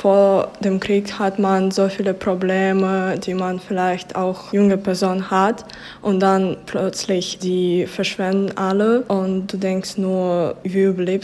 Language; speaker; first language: German; non-native, fluent; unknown